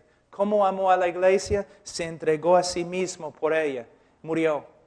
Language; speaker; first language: Spanish; non-native, fluent; English